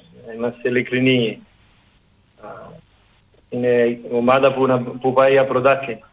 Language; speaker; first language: Greek; non-native, learner; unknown